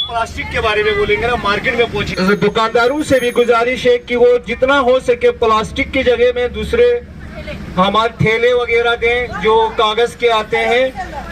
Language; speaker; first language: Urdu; non-native, local second language; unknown